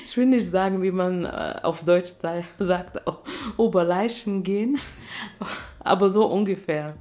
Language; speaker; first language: German; non-native, fluent; Arabic